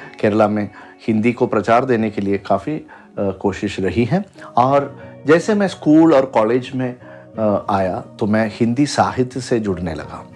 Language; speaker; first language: Hindi; non-native, local second language; Malayalam